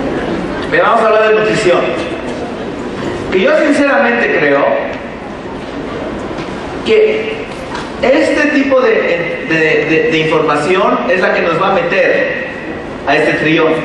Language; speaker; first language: Spanish; native; Spanish